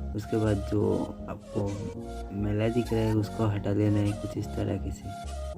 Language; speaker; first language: Hindi; non-native, local second language; Bangla